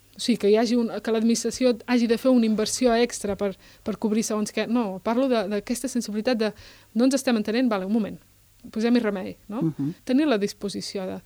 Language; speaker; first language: Catalan; early bilingual, other home language; Berber languages